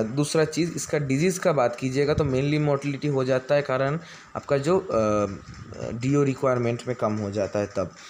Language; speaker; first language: Hindi; non-native, local second language; Bangla